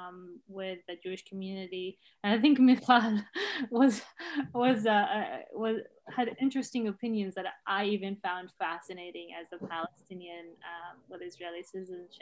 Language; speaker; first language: English; non-native, fluent; Arabic